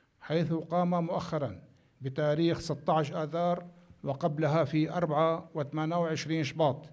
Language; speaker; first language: Arabic; native; Arabic